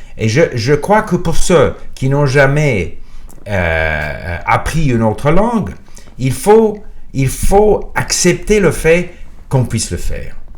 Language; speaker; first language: French; non-native, fluent; English